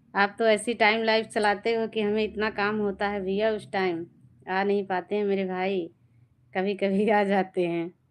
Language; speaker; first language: Hindi; native; Hindi